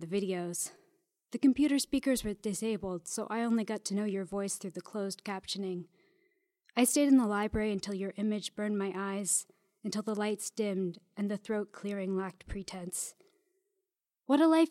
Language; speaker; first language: English; native; English